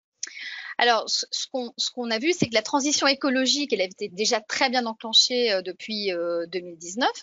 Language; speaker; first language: French; native; French